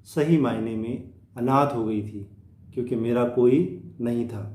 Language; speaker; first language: Hindi; non-native, local second language; Marathi